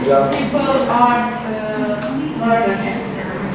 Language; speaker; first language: English; non-native, learner; Turkish